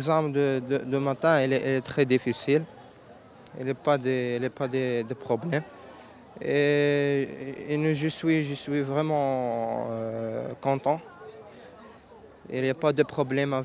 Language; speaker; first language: French; non-native, learner; Arabic